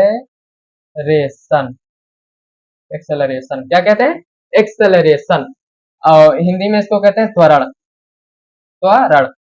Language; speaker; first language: Hindi; native; Hindi